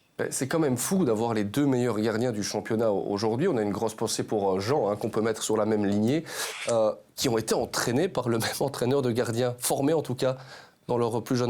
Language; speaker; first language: French; native; French